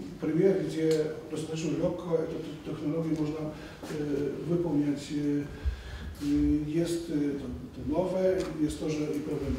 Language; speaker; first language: Polish; non-native, learner; Russian